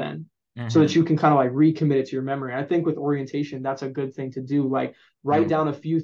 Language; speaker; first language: English; native; English